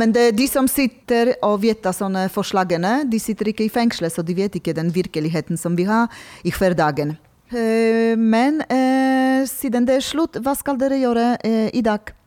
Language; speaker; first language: Norwegian; non-native, fluent; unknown